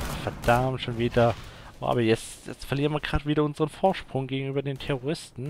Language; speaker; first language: German; native; German